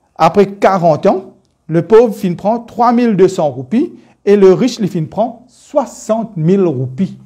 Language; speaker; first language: French; non-native, local second language; Morisyen